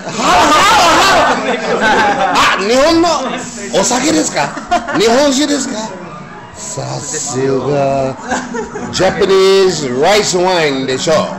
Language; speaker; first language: Japanese; non-native, fluent; English